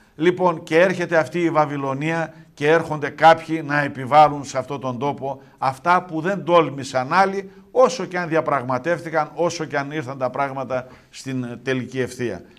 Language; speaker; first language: Greek; native; Greek